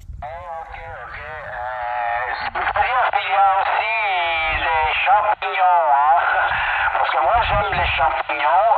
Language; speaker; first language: French; early bilingual, heritage; Italian